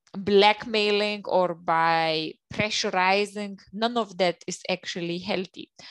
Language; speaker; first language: English; non-native, fluent; Lithuanian